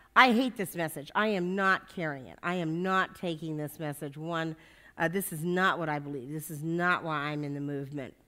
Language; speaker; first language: English; native; English